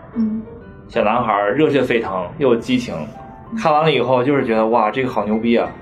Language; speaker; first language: Chinese; native; Chinese